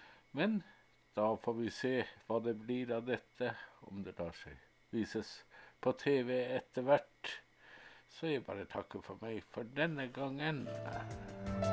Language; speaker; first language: Norwegian; native; Norwegian